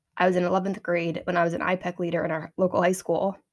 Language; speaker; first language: English; native; English